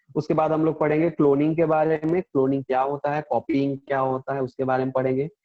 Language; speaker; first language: Hindi; non-native, local second language; Punjabi